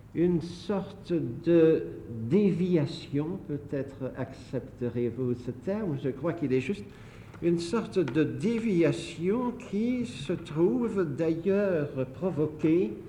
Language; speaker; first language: French; native; French